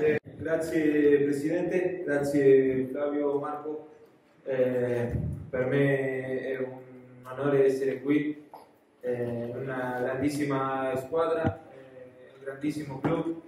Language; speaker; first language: Italian; non-native, learner; Spanish